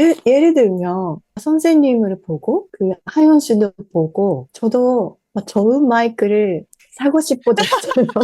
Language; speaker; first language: Korean; non-native, fluent; Japanese